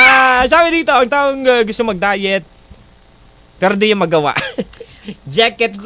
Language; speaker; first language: Filipino; native; Filipino